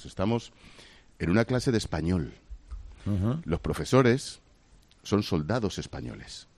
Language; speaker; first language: Spanish; native; Spanish